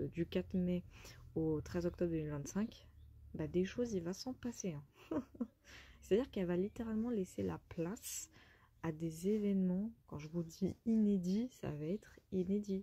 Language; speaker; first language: French; native; French